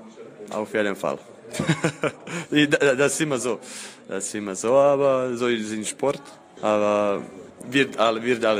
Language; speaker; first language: German; non-native, fluent; Croatian